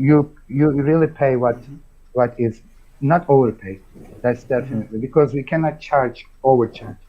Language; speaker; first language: English; non-native, fluent; Turkish